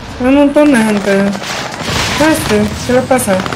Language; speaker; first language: Spanish; early bilingual, other home language; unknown